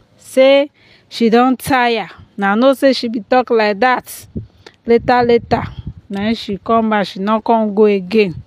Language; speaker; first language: Nigerian Pidgin; non-native, local second language; Yoruba